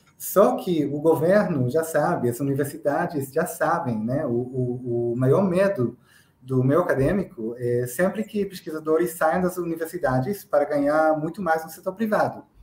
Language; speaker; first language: Portuguese; non-native, fluent; Hebrew